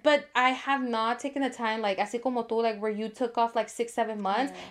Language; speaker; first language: English; early bilingual, other home language; Spanish